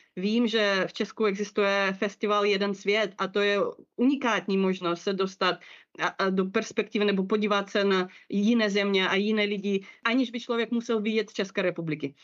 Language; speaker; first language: Czech; non-native, fluent; Russian